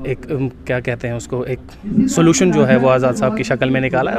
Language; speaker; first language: Hindi; native; Hindi